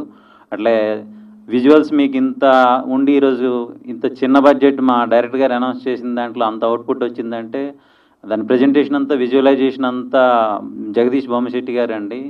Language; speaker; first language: Telugu; native; Telugu